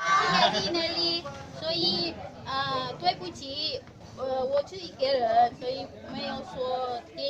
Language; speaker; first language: Chinese; non-native, learner; Indonesian